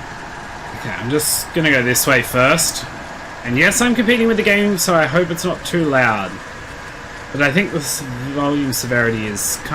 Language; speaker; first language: English; native; English